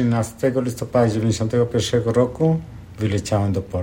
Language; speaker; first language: Polish; non-native, fluent; Spanish